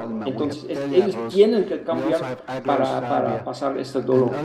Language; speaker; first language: Spanish; non-native, fluent; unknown